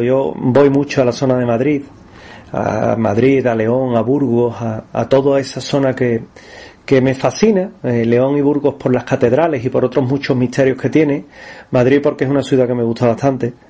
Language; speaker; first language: Spanish; native; Spanish